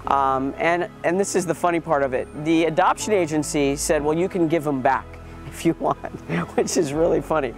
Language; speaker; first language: English; native; English